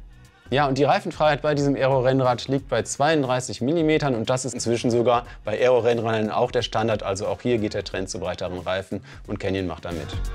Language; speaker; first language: German; native; German